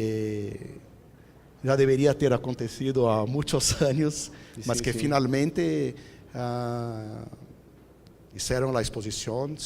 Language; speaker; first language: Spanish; non-native, fluent; Portuguese